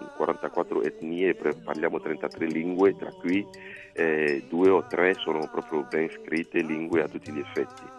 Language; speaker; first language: Italian; non-native, fluent; Ewe